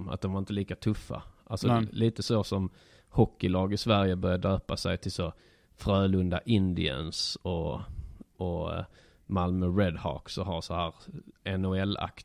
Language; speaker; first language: Swedish; native; Swedish